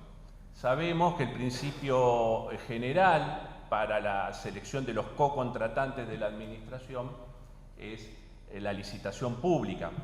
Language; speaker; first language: Spanish; native; Spanish